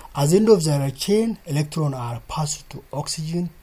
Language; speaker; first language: English; non-native, local second language; Amharic